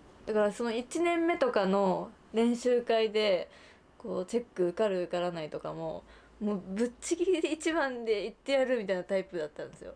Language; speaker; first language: Japanese; native; Japanese